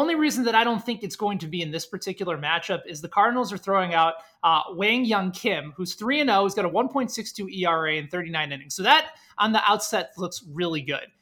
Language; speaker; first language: English; native; English